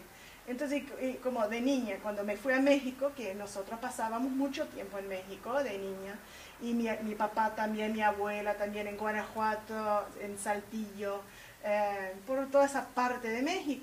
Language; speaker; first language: Spanish; early bilingual, heritage; Spanish